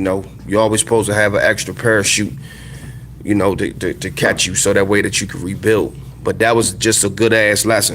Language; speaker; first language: English; native; English